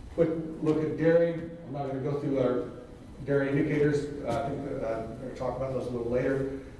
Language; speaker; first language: English; native; English